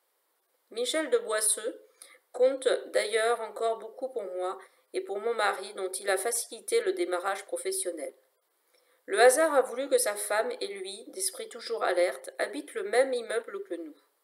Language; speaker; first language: French; native; French